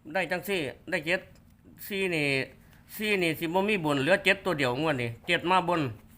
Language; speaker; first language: Thai; native; Thai